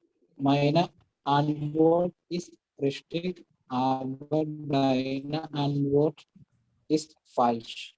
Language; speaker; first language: German; non-native, learner; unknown